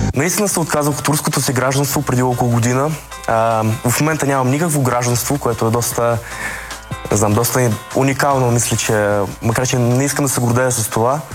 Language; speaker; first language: Bulgarian; early bilingual, other home language; Russian